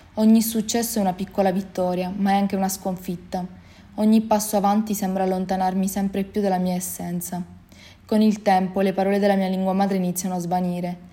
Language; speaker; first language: Italian; early bilingual, other home language; Albanian